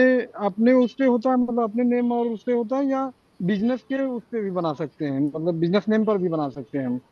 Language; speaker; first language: Hindi; native; Hindi